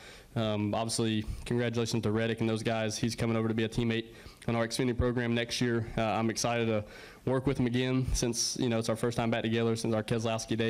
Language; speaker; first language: English; native; English